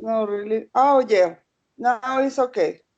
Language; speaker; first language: English; non-native, learner; Spanish